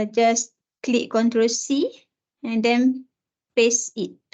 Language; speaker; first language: English; non-native, local second language; Malay